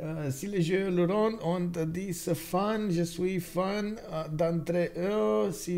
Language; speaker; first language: French; non-native, learner; Romanian